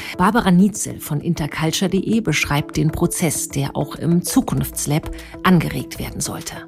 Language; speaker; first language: German; native; German